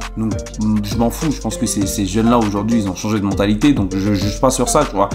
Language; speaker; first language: French; early bilingual, other home language; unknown